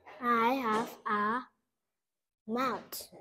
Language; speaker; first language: English; non-native, learner; Vietnamese